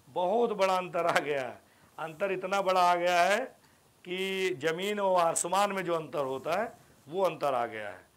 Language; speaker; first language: Hindi; native; Hindi